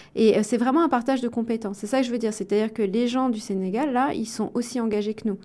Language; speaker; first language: French; native; French